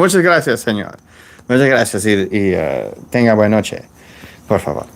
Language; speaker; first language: Spanish; non-native, learner; English